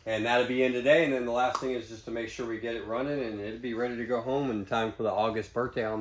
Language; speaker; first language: English; native; English